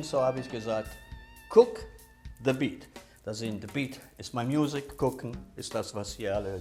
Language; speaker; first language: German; early bilingual, other home language; Italian